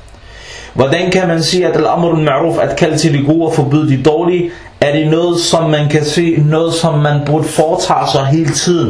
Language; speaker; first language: Danish; early bilingual, other home language; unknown